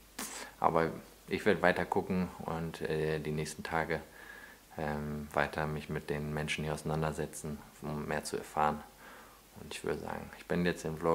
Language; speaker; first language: German; native; German